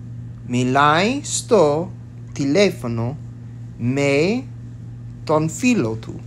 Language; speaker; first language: Greek; non-native, learner; English